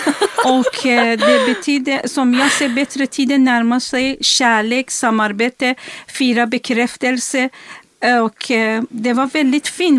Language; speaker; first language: Swedish; non-native, fluent; Persian